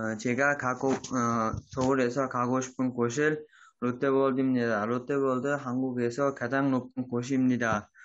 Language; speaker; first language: Korean; non-native, learner; Uzbek